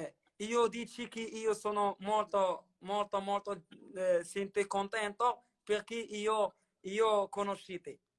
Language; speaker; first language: Italian; non-native, learner; Arabic